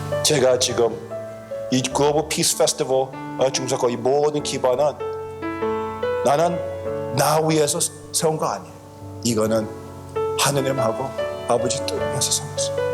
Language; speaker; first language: Korean; early bilingual, heritage; Korean